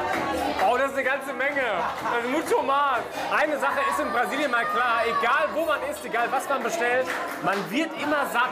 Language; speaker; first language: German; native; German